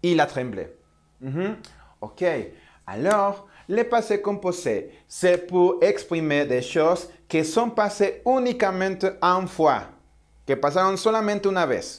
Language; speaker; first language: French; non-native, learner; Spanish